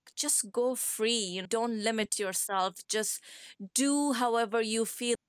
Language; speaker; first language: English; non-native, fluent; Persian